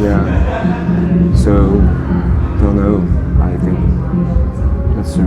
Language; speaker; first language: English; non-native, learner; French